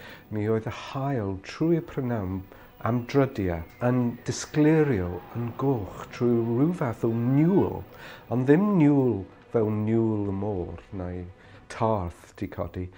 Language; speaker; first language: Welsh; non-native, fluent; English